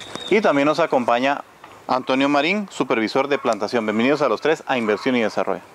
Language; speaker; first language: Spanish; native; Spanish